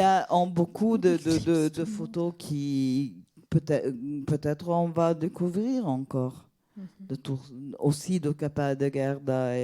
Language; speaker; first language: French; non-native, fluent; Italian